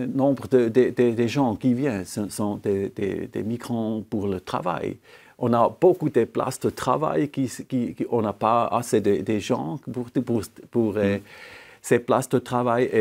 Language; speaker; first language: French; non-native, local second language; German